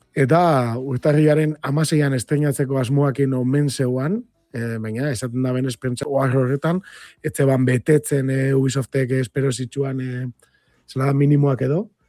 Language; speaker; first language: Basque; native; Basque